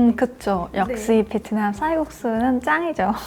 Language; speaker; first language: Korean; non-native, fluent; Vietnamese